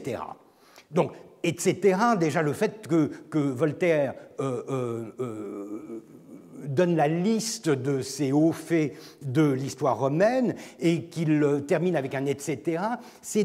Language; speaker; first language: French; non-native, fluent; Turkish